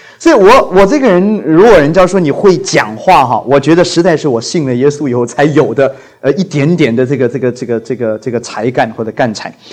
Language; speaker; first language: Chinese; non-native, local second language; Cantonese